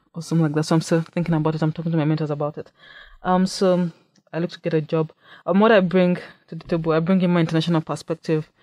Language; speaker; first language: English; non-native, local second language; Yoruba